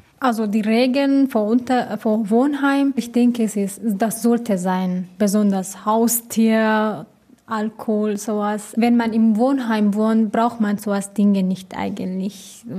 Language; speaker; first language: German; non-native, learner; Persian